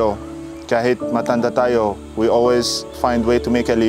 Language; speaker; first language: Filipino; non-native, learner; Arabic